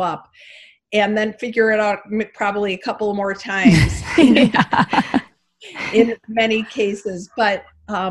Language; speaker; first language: English; native; English